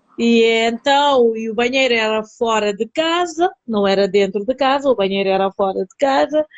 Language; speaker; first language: Portuguese; non-native, local second language; Upper Guinea Crioulo